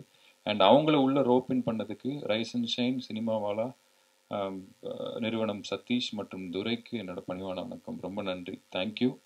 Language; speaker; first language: Tamil; native; Tamil